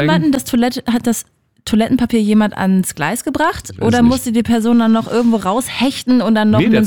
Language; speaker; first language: German; native; German